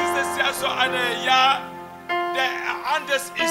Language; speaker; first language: German; non-native, fluent; French